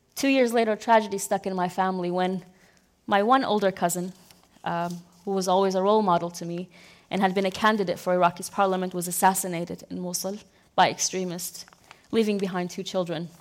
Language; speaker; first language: English; non-native, fluent; Arabic